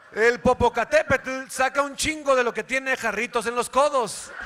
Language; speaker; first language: Spanish; native; Spanish